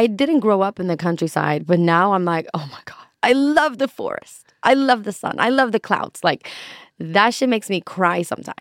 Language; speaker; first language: English; non-native, fluent; Swedish